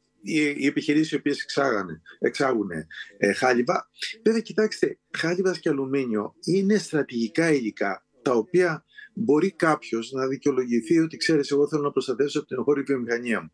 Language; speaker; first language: Greek; native; Greek